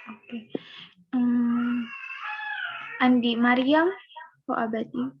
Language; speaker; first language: English; non-native, learner; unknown